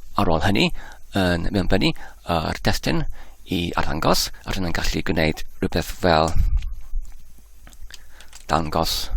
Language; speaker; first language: Welsh; non-native, learner; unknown